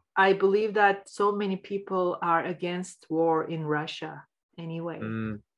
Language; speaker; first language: English; non-native, fluent; Turkish